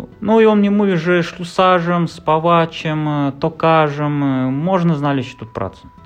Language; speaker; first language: Polish; non-native, learner; Russian